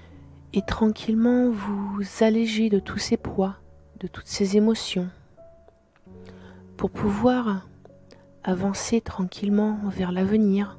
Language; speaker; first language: French; native; French